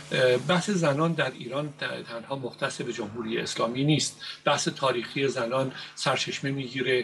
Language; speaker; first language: Persian; native; Persian